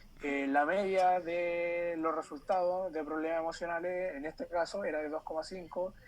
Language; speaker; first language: Spanish; native; Spanish